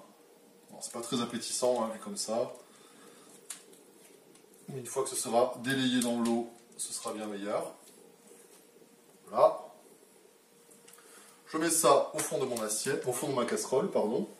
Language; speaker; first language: French; native; French